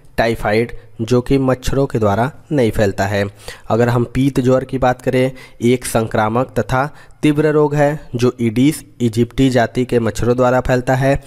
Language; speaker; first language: Hindi; native; Hindi